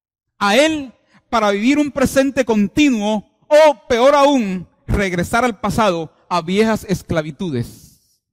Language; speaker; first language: Spanish; native; Spanish